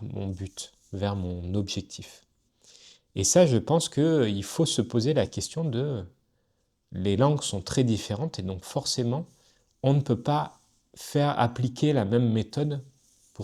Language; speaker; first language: French; native; French